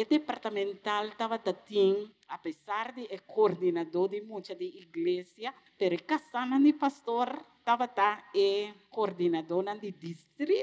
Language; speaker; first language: Portuguese; non-native, learner; Papiamento